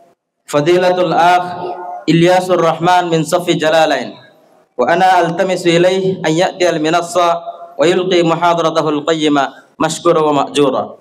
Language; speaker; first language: Arabic; non-native, learner; Bangla